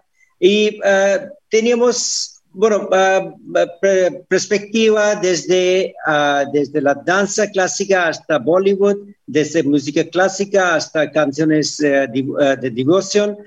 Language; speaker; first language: Spanish; non-native, fluent; Hindi